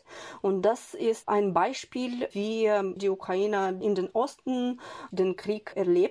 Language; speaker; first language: German; non-native, fluent; Ukrainian